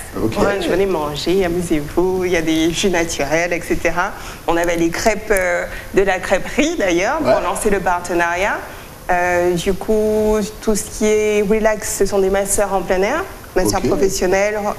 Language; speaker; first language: French; native; French